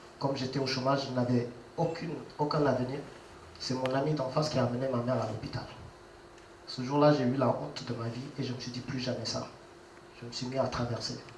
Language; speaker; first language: French; non-native, local second language; Wolof